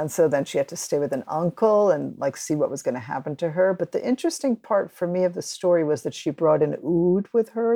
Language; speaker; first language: English; early bilingual, other home language; Spanish